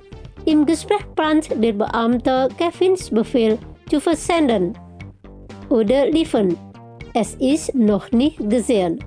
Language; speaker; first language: German; non-native, fluent; Indonesian